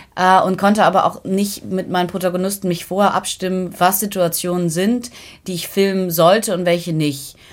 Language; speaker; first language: German; native; German